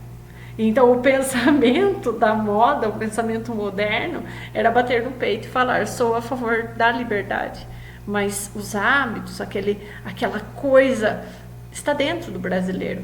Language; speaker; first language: Portuguese; native; Portuguese